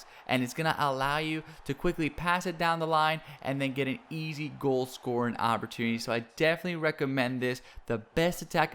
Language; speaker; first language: English; native; English